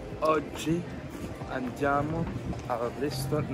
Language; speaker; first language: Italian; non-native, learner; English